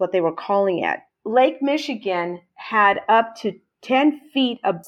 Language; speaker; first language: English; native; English